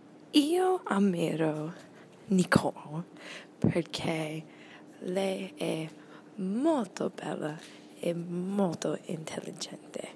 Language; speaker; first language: Italian; non-native, learner; English